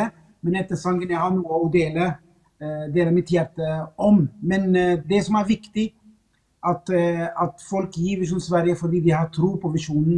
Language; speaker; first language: Swedish; non-native, fluent; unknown